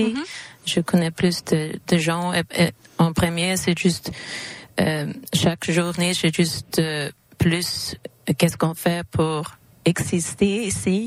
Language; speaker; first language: French; non-native, learner; Swedish